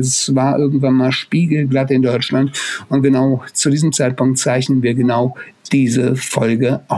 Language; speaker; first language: German; native; German